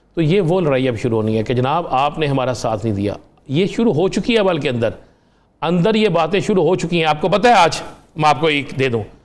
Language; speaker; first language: Urdu; non-native, local second language; Punjabi